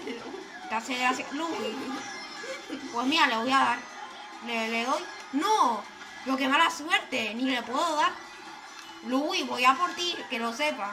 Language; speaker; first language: Spanish; native; Spanish